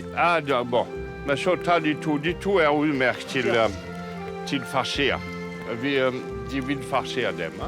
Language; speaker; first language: Danish; non-native, fluent; French